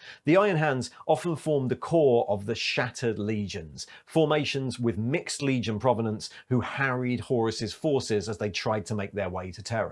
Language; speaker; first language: English; native; English